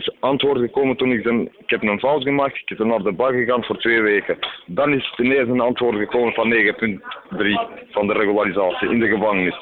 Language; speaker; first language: Dutch; non-native, fluent; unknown